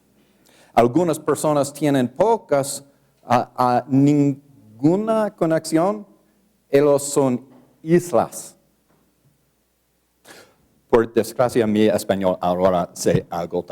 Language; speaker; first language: Spanish; non-native, learner; English